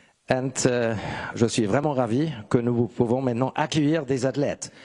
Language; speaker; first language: French; non-native, fluent; German